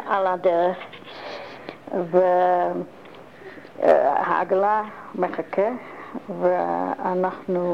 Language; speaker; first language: Hebrew; non-native, learner; Dutch